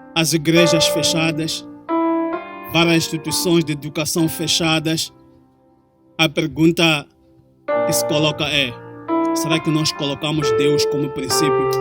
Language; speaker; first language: Portuguese; non-native, local second language; Tsonga